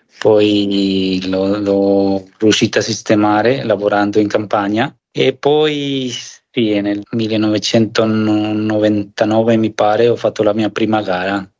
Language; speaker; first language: Italian; non-native, fluent; Spanish